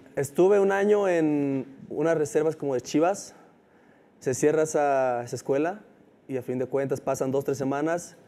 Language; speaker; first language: Spanish; native; Spanish